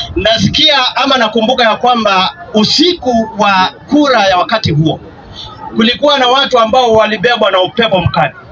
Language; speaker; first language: Swahili; non-native, local second language; Kamba